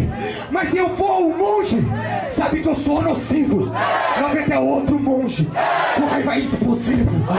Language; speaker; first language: Portuguese; native; Portuguese